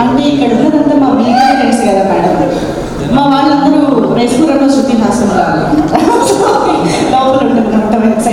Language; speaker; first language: Telugu; native; Telugu